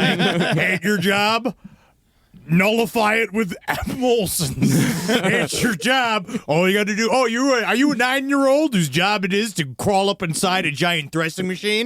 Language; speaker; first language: English; native; English